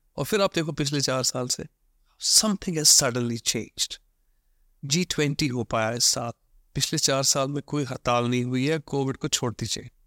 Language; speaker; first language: Hindi; non-native, local second language; Kashmiri